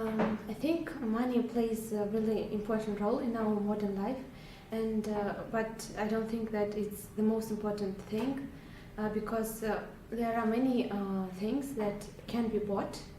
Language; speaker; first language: English; non-native, learner; Russian